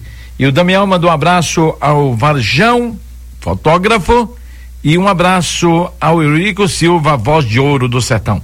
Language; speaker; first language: Portuguese; native; Portuguese